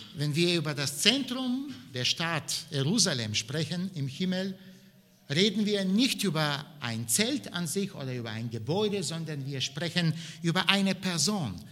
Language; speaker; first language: German; non-native, fluent; Bulgarian